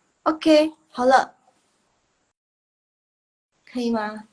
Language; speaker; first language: Chinese; non-native, local second language; Indonesian